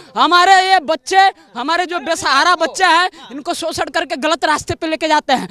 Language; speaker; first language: Hindi; native; Hindi